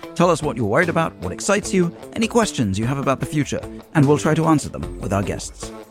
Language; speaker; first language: English; native; English